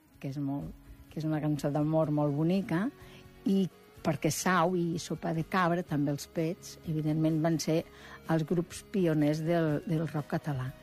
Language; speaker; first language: Catalan; native; Catalan